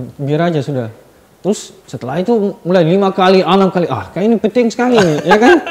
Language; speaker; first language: Indonesian; non-native, fluent; Dutch